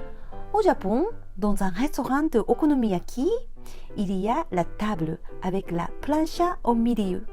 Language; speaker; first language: French; non-native, fluent; Japanese